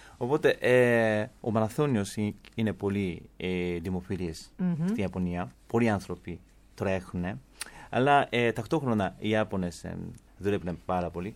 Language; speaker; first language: Greek; non-native, fluent; Japanese